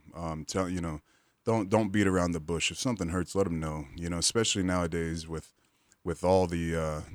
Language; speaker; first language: English; native; English